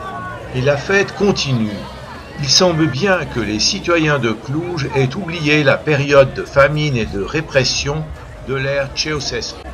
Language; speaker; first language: French; native; French